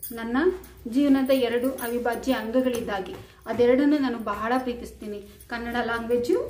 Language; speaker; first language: Kannada; native; Kannada